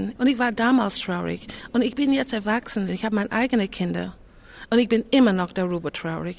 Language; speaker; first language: German; non-native, fluent; English